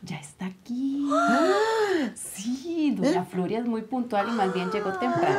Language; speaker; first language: Spanish; native; Spanish